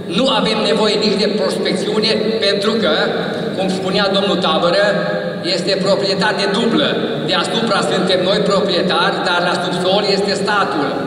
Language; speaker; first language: Romanian; non-native, local second language; Hungarian